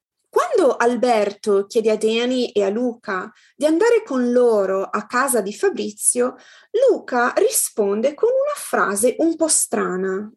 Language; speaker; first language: Italian; native; Italian